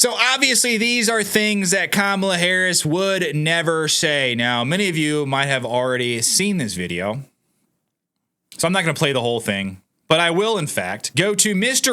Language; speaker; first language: English; native; English